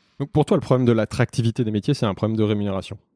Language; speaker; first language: French; native; French